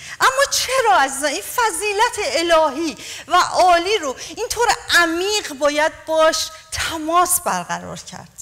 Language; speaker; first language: Persian; native; Persian